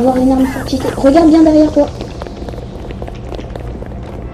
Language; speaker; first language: French; native; French